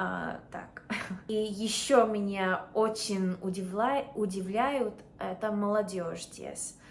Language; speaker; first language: Russian; non-native, fluent; English